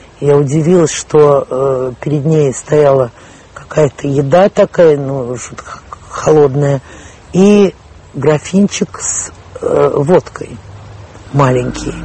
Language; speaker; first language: Russian; native; Russian